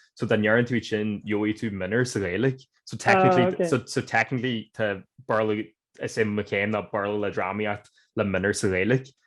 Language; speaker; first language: Irish; non-native, local second language; English